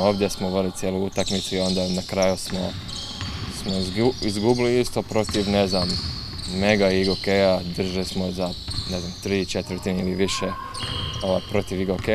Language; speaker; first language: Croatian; early bilingual, heritage; English